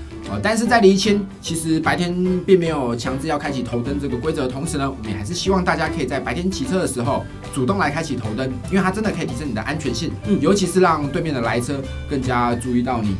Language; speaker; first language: Chinese; native; Chinese